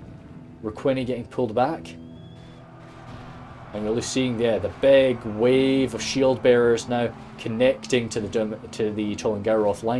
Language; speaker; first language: English; native; English